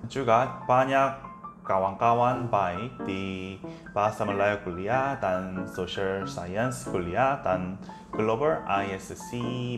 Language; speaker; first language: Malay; non-native, learner; Korean